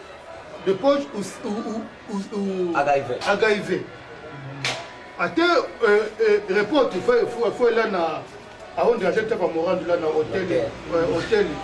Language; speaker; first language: Portuguese; non-native, learner; Lingala